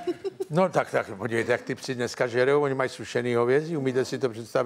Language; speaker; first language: Czech; native; Czech